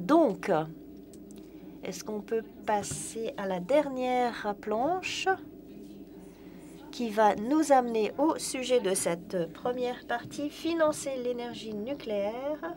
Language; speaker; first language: French; non-native, fluent; Polish